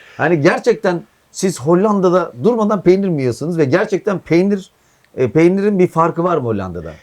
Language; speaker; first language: Turkish; native; Turkish